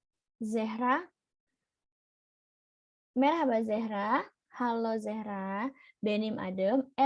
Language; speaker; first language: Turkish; non-native, learner; Indonesian